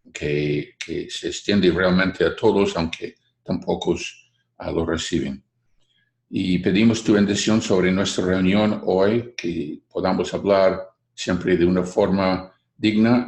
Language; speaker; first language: Spanish; non-native, fluent; English